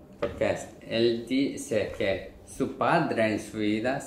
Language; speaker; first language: Spanish; non-native, learner; Korean